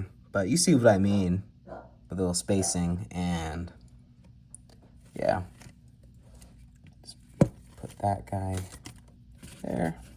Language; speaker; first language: English; native; English